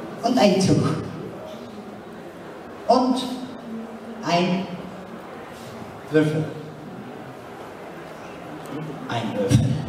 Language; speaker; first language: German; non-native, learner; Turkish